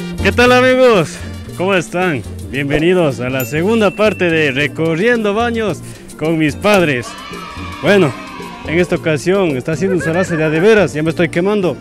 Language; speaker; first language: Spanish; native; Spanish